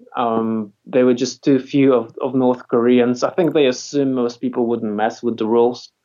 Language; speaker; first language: English; non-native, fluent; Polish